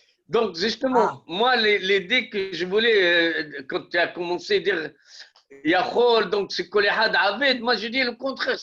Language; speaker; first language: French; native; French